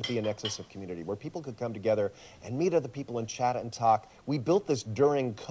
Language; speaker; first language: English; early bilingual, other home language; Swiss German